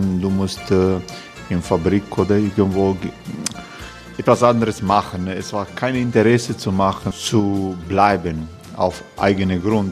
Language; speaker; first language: German; non-native, learner; Croatian